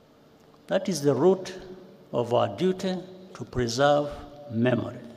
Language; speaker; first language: English; non-native, local second language; Kinyarwanda